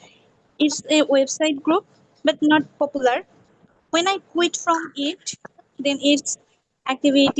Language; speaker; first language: English; non-native, local second language; Bangla